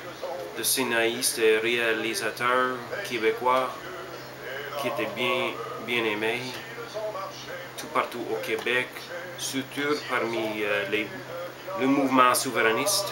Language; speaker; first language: French; non-native, learner; English